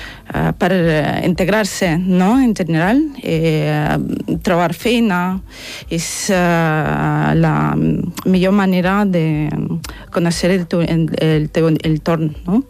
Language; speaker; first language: Catalan; non-native, learner; Russian